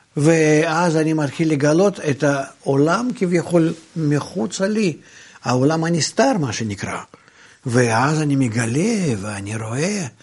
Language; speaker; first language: Hebrew; non-native, fluent; Russian